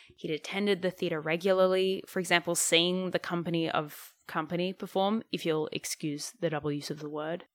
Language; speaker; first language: English; native; English